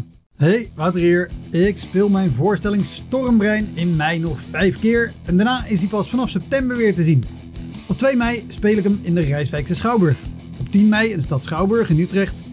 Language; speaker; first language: Dutch; native; Dutch